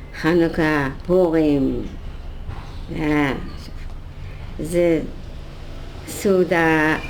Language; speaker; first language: Hebrew; non-native, fluent; Dutch